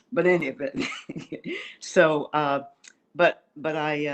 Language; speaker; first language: English; native; English